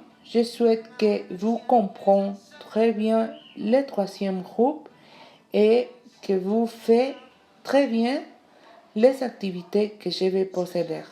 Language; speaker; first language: French; non-native, learner; Spanish